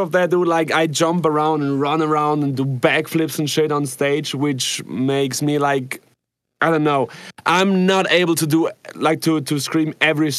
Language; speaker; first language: English; non-native, fluent; Swiss German